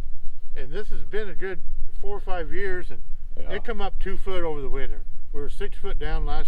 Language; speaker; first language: English; native; English